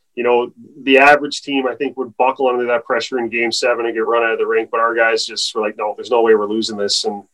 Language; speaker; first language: English; native; English